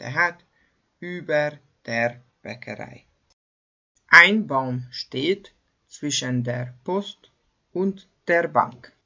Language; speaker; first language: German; non-native, fluent; Hungarian